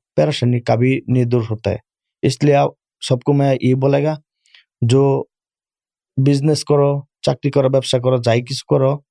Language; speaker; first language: Urdu; non-native, learner; Bangla